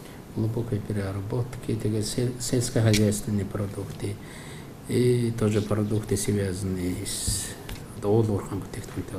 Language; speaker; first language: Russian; non-native, fluent; Mongolian